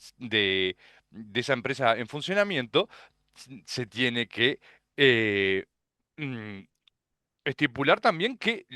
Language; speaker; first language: Spanish; native; Spanish